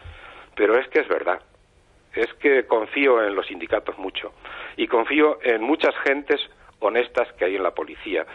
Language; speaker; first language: Spanish; native; Spanish